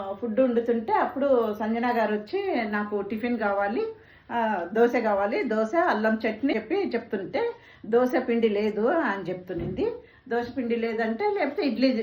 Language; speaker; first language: Telugu; non-native, local second language; Tamil